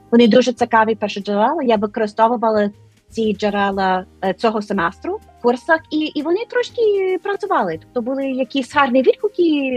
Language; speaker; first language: Ukrainian; non-native, fluent; English